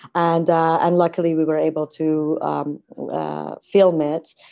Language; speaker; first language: English; non-native, fluent; Persian